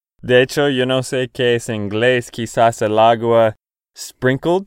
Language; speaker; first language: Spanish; non-native, fluent; English